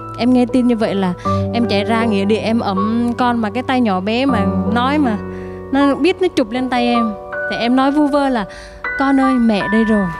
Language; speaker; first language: Vietnamese; non-native, local second language; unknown